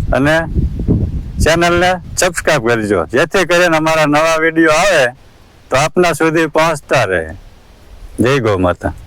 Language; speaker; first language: Gujarati; native; Gujarati